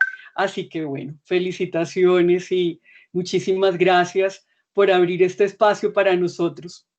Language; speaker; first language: Spanish; native; Spanish